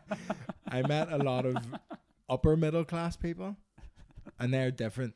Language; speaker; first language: English; native; English